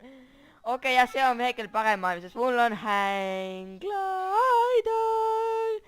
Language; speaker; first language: Estonian; native; Estonian